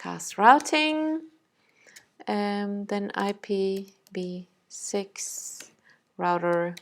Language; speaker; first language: English; non-native, fluent; Danish